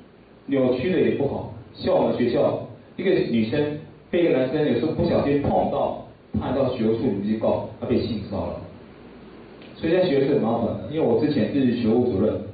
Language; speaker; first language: Chinese; native; Chinese